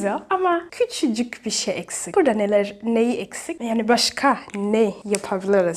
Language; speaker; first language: Turkish; non-native, learner; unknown